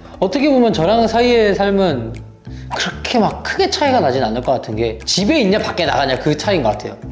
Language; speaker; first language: Korean; native; Korean